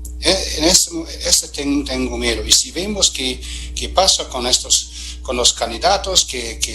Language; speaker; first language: Spanish; non-native, fluent; German